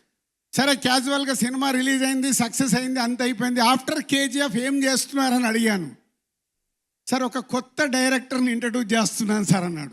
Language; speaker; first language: Telugu; native; Telugu